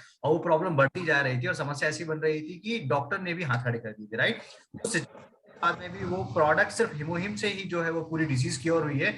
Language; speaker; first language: Hindi; native; Hindi